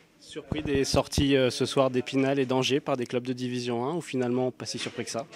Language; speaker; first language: French; native; French